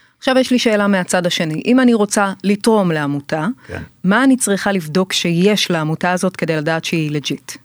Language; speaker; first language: Hebrew; native; Hebrew